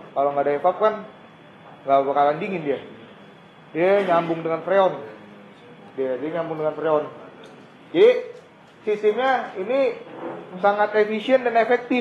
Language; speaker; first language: Malay; native; Malay